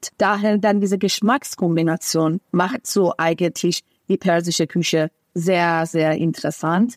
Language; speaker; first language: German; non-native, fluent; Persian